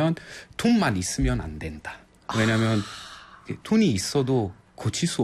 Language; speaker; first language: Korean; non-native, fluent; Arabic